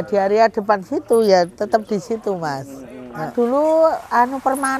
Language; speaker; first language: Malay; non-native, local second language; Javanese